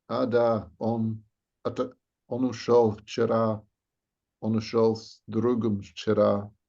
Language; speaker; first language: Russian; non-native, fluent; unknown